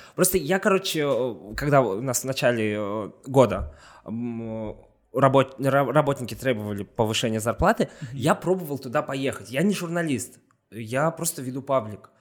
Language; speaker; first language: Russian; native; Russian